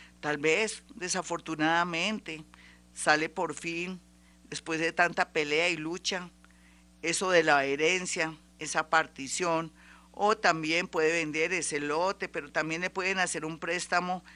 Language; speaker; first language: Spanish; native; Spanish